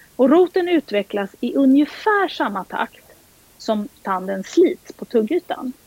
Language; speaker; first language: Swedish; native; Swedish